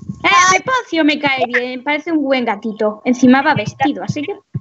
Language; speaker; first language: Spanish; native; Spanish